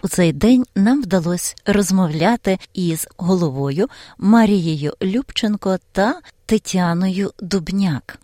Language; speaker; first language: Ukrainian; native; Ukrainian